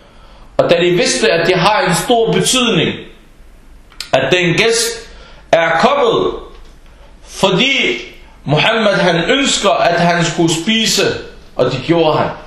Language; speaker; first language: Danish; non-native, fluent; Arabic